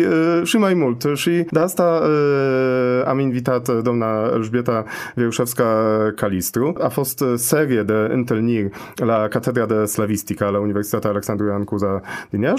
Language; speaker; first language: Romanian; non-native, fluent; Polish